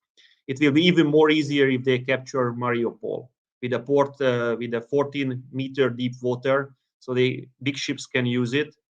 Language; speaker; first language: English; non-native, fluent; Hungarian